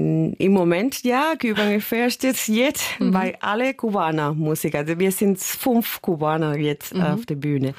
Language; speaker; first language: German; non-native, learner; Spanish